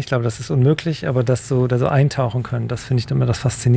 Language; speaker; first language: German; native; German